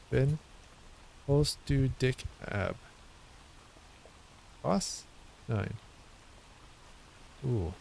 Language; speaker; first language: German; non-native, learner; English